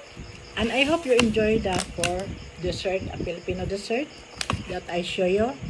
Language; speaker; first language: English; non-native, local second language; Cebuano